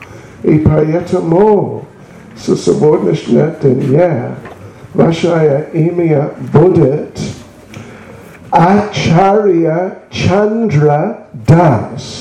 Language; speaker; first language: Russian; non-native, learner; English